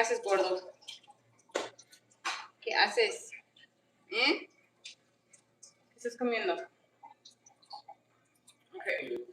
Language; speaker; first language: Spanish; non-native, learner; English